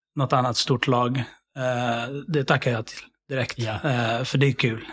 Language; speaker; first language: Swedish; early bilingual, other home language; Syriac